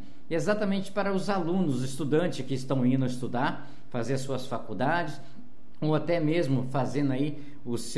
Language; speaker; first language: Portuguese; native; Portuguese